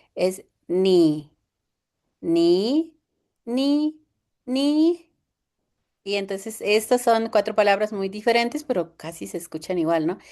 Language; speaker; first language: Spanish; non-native, local second language; Zapotec